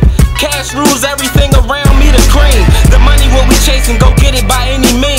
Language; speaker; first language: English; native; English